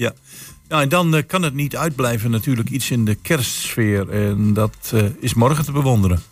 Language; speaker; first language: Dutch; native; Dutch